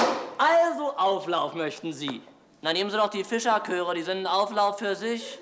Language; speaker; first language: German; native; German